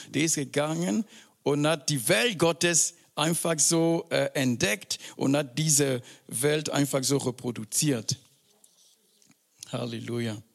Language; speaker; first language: German; non-native, fluent; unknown